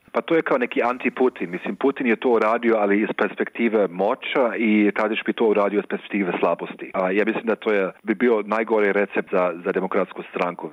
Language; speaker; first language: Serbian; non-native, fluent; German